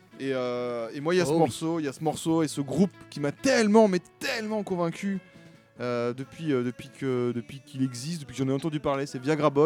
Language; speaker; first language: French; native; French